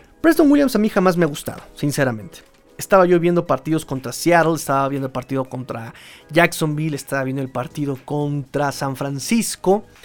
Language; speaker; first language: Spanish; native; Spanish